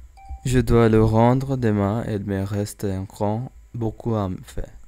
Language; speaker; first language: French; non-native, learner; English